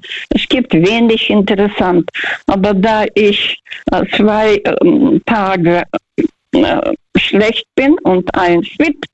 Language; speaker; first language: German; non-native, learner; Russian